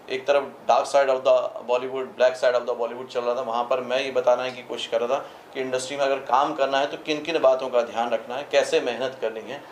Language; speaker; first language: Hindi; native; Hindi